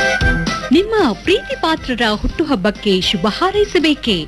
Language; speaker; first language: Kannada; native; Kannada